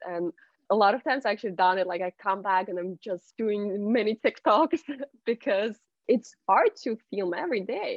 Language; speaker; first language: English; non-native, fluent; Russian